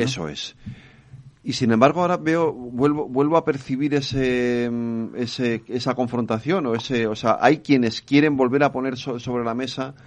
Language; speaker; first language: Spanish; native; Spanish